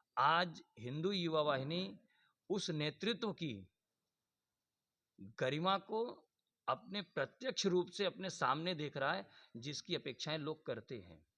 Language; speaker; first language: Hindi; native; Hindi